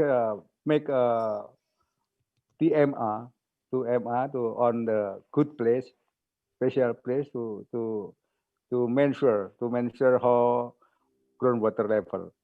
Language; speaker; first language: English; non-native, learner; Indonesian